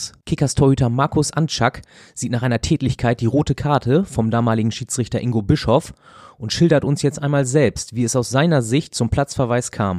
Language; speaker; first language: German; native; German